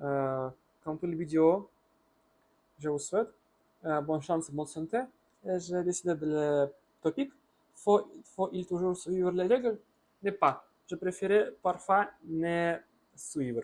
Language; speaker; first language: French; non-native, learner; Russian